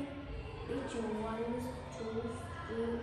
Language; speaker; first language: English; non-native, learner; Vietnamese